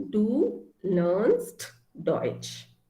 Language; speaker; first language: German; non-native, fluent; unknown